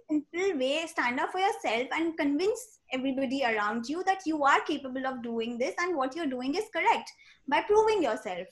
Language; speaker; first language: English; non-native, local second language; Hindi